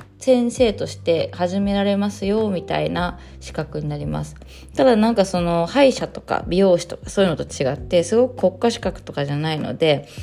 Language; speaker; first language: Japanese; native; Japanese